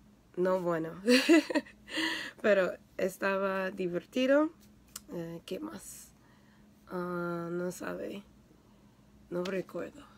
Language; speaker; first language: Spanish; non-native, learner; English